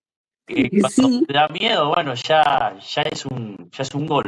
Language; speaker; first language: Spanish; native; Spanish